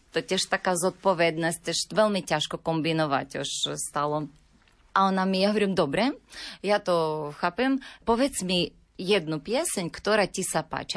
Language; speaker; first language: Slovak; non-native, learner; Ukrainian